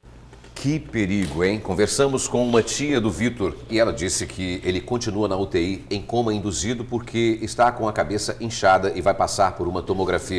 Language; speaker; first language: Portuguese; native; Portuguese